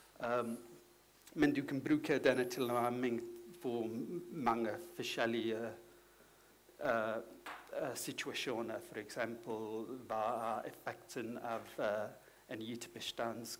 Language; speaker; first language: Swedish; non-native, learner; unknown